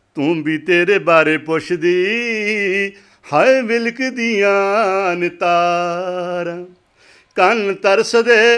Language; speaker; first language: Punjabi; native; Punjabi